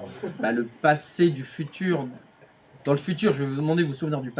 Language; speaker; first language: French; native; French